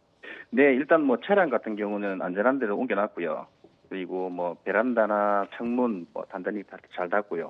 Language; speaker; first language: Korean; native; Korean